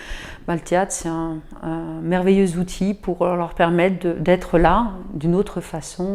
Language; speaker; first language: French; native; French